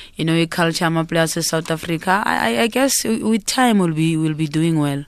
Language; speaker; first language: English; non-native, local second language; Zulu